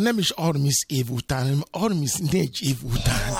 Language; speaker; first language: Hungarian; non-native, fluent; Yoruba